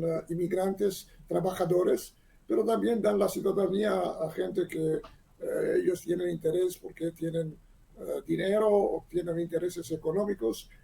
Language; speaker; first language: Spanish; non-native, learner; Hebrew